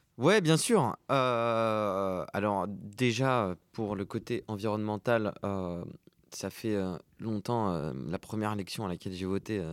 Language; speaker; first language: French; native; French